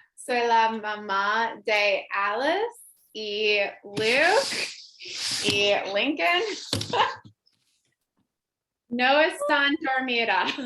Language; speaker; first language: Spanish; non-native, learner; English